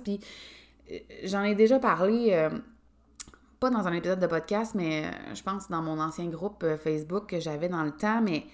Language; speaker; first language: French; native; French